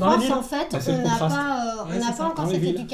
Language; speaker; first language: French; native; French